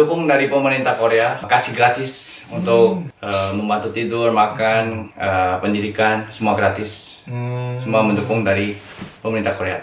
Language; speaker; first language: Indonesian; non-native, fluent; Korean